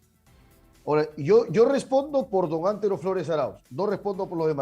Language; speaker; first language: Spanish; native; Spanish